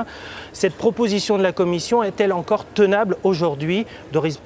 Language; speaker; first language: French; native; French